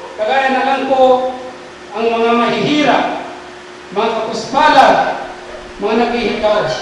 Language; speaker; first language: Filipino; non-native, local second language; Pangasinan